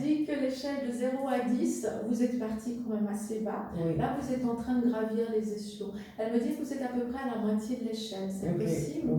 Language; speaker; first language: French; native; French